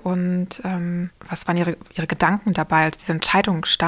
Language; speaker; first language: German; native; German